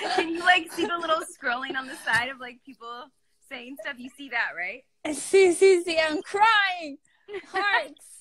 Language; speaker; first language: English; native; English